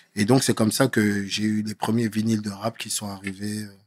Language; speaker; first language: French; native; French